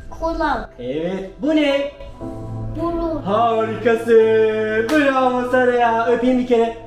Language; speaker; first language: Turkish; native; Turkish